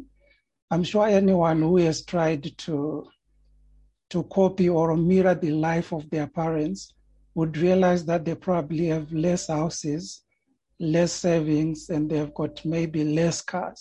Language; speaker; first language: English; non-native, local second language; Shona